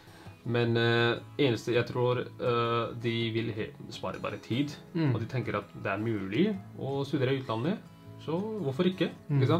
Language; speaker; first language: Norwegian; early bilingual, other home language; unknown